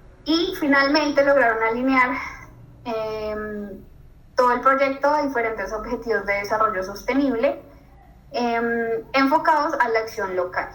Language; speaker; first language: Spanish; native; Spanish